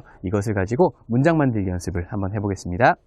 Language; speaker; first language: Korean; native; Korean